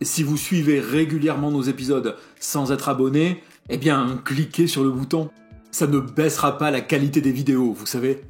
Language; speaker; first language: French; native; French